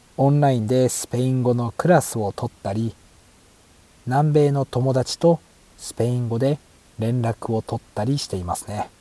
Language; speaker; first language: Japanese; native; Japanese